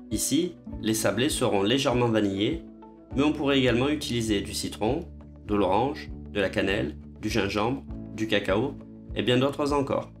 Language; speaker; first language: French; native; French